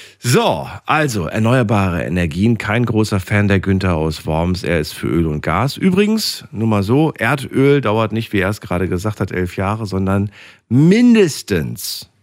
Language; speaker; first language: German; native; German